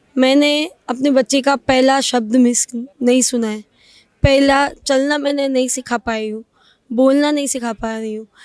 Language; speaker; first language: Hindi; non-native, local second language; Gujarati